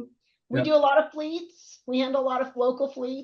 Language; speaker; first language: English; native; English